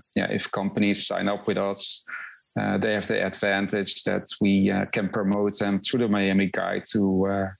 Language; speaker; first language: English; non-native, fluent; Dutch